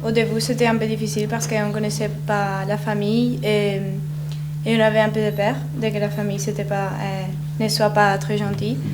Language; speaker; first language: French; non-native, learner; Italian